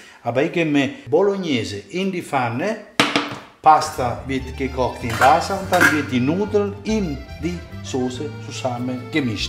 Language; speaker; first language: German; non-native, fluent; Italian